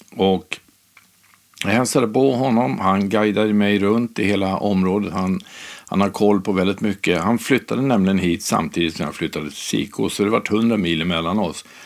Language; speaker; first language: Swedish; native; Swedish